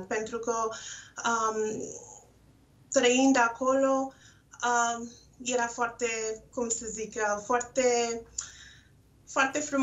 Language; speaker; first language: Romanian; non-native, local second language; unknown